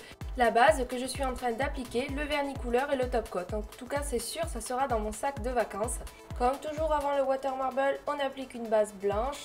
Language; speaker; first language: French; native; French